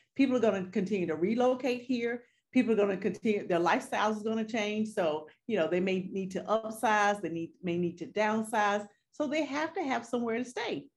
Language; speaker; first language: English; native; English